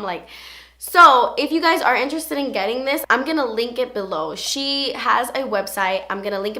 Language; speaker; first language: English; native; English